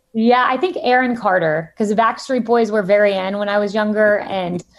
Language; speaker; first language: English; native; English